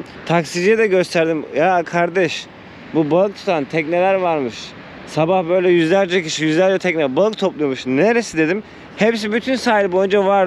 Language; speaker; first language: Turkish; native; Turkish